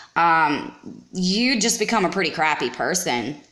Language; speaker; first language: English; native; English